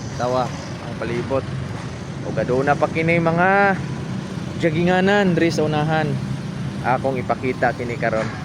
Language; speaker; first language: Cebuano; native; Cebuano